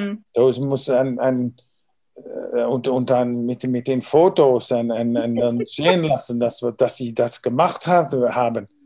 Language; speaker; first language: German; non-native, learner; Dutch